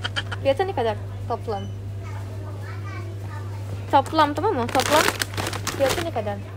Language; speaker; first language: Turkish; non-native, learner; Indonesian